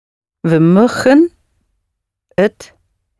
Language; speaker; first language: Dutch; non-native, learner; English